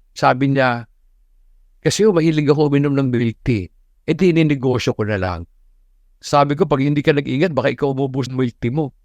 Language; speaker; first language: Filipino; non-native, local second language; Cebuano